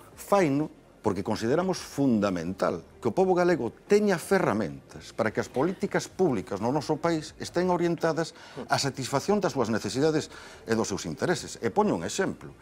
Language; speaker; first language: Galician; native; Galician